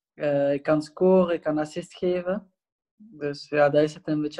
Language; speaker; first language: Dutch; non-native, local second language; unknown